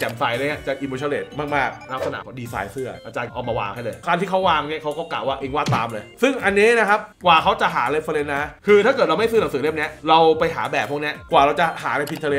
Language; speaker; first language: Thai; native; Thai